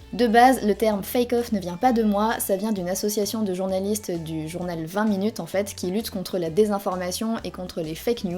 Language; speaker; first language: French; native; French